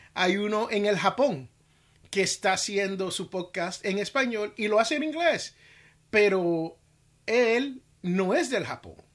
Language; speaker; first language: Spanish; native; Spanish